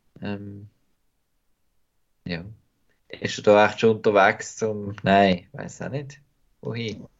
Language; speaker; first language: German; native; German